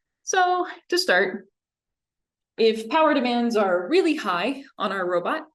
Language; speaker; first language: English; native; English